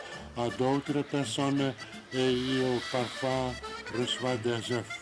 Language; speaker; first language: French; non-native, learner; Dutch